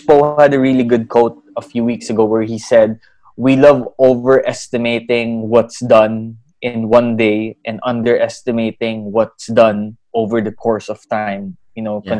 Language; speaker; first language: English; non-native, local second language; Filipino